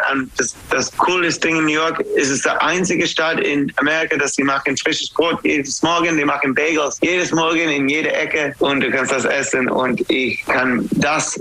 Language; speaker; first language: German; non-native, learner; English